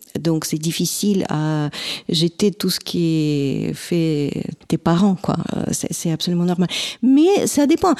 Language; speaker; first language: French; non-native, fluent; Russian